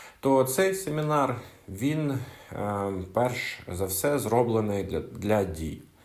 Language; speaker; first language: Ukrainian; non-native, local second language; Russian